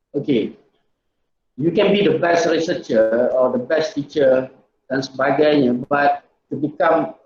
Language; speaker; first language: English; non-native, local second language; Malay